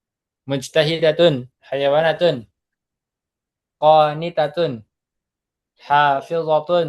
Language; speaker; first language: Arabic; non-native, learner; Indonesian